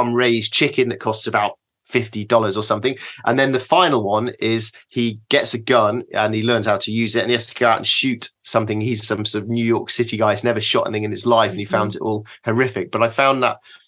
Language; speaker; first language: English; native; English